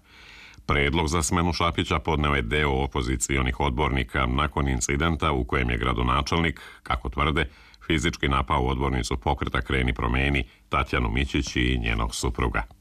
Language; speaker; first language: Croatian; native; Croatian